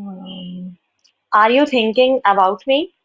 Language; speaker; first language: English; non-native, learner; Hindi